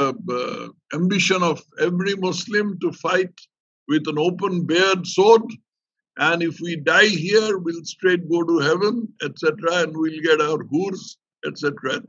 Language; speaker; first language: English; non-native, local second language; Bangla